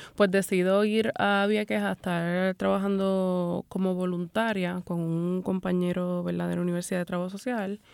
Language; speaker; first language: Spanish; native; Spanish